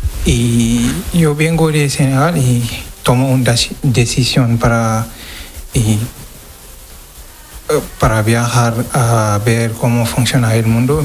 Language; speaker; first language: Spanish; non-native, learner; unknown